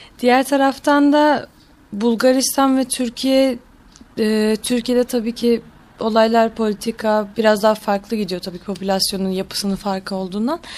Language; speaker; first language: Turkish; native; Turkish